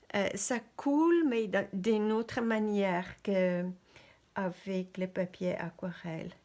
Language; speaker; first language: French; non-native, fluent; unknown